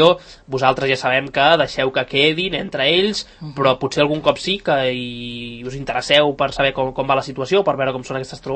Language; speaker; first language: Catalan; native; Catalan